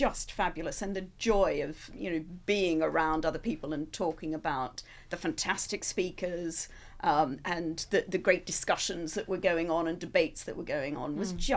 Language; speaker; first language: English; native; English